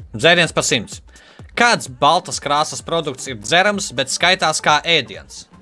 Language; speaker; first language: Latvian; native; Latvian